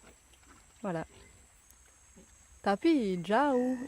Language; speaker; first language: Indonesian; non-native, learner; French